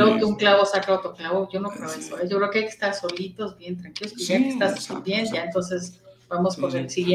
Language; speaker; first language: Spanish; native; Spanish